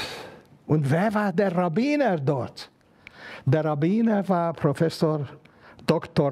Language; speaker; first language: German; non-native, fluent; Hungarian